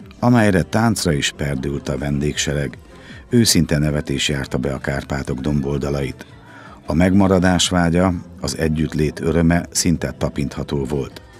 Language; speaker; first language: Hungarian; native; Hungarian